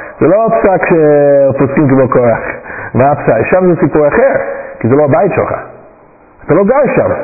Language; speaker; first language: Hebrew; non-native, fluent; English